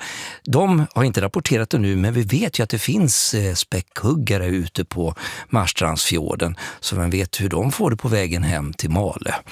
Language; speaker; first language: Swedish; native; Swedish